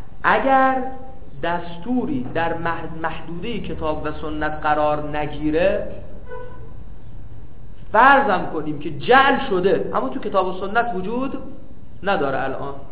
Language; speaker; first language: Persian; native; Persian